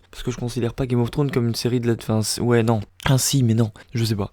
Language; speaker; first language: French; native; French